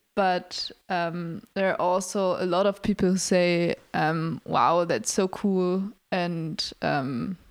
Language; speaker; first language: English; non-native, fluent; German